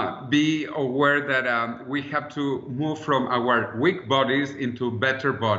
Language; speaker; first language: English; non-native, fluent; Spanish